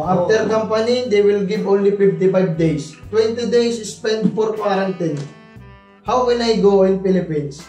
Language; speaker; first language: English; non-native, learner; Filipino